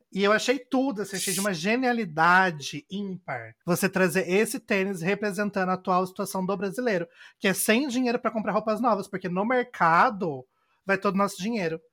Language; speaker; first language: Portuguese; native; Portuguese